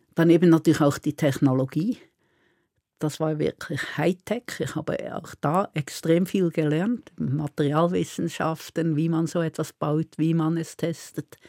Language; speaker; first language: German; native; German